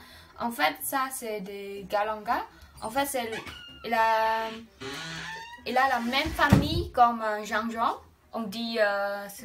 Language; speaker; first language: French; non-native, learner; Khmer